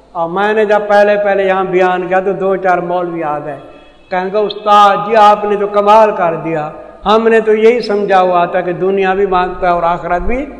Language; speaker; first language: Urdu; non-native, local second language; Saraiki